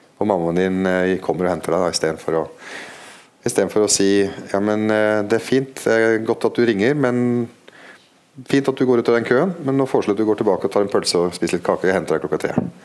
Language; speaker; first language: Norwegian; non-native, fluent; Arabic